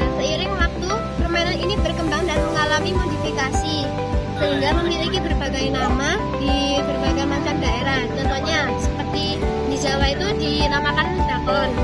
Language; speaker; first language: Indonesian; native; Indonesian